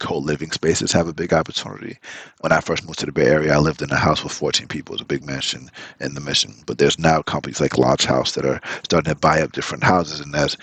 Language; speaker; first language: English; early bilingual, other home language; Spanish